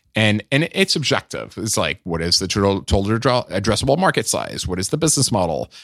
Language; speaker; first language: English; non-native, fluent; French